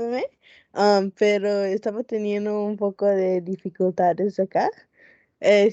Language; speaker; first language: Spanish; non-native, local second language; English